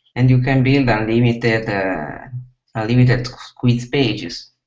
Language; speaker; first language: English; non-native, fluent; Italian